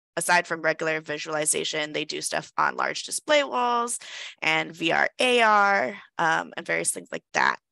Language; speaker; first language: English; native; English